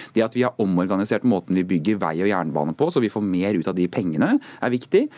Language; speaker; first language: Norwegian; native; Norwegian